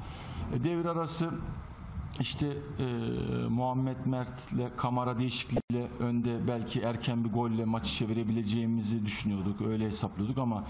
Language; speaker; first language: Turkish; native; Turkish